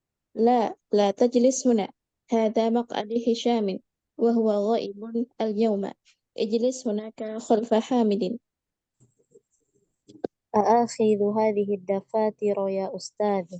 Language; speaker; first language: Arabic; non-native, learner; Indonesian